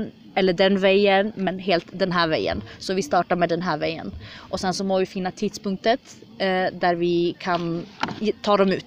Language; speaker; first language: Swedish; early bilingual, other home language; Kurdish